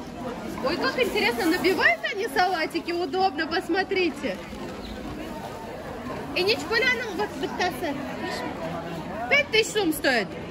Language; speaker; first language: Russian; native; Russian